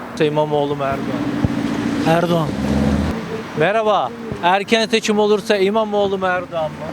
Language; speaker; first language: Turkish; native; Turkish